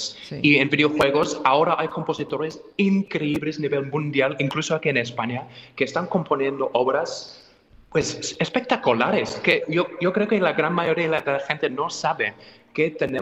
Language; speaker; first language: Spanish; non-native, fluent; English